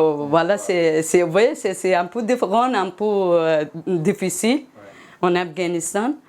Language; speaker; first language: French; non-native, learner; Persian